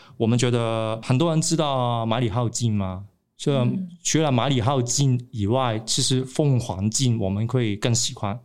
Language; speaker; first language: Chinese; non-native, local second language; Cantonese